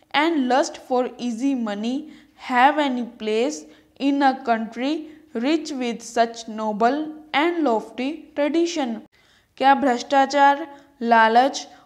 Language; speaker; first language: Hindi; native; Hindi